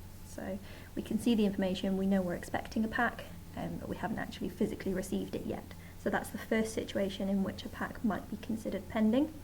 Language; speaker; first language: English; native; English